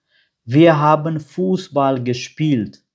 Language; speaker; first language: German; non-native, fluent; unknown